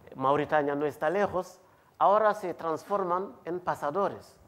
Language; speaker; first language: Spanish; non-native, fluent; Wolof